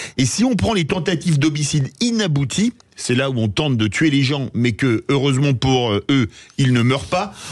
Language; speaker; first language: French; native; French